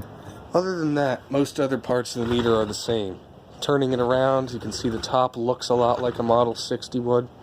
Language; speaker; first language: English; native; English